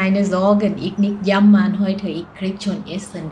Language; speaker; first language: German; non-native, learner; Thai